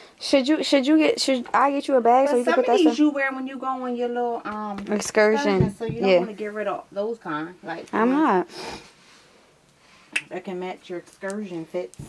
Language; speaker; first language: English; native; English